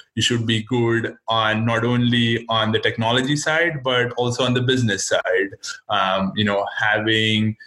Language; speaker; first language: English; non-native, local second language; Hindi